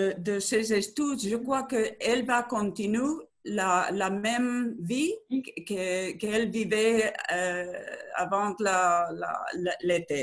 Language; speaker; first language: French; non-native, learner; Spanish